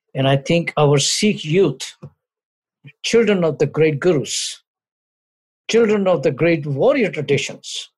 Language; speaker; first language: English; non-native, local second language; Punjabi